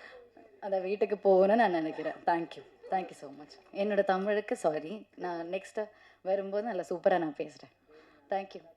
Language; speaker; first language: Tamil; non-native, fluent; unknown